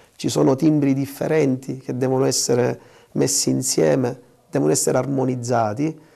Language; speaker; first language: Italian; native; Italian